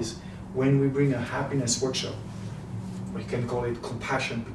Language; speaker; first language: English; non-native, fluent; French